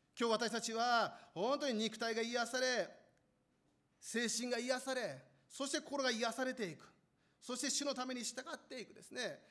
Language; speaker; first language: Japanese; non-native, fluent; Korean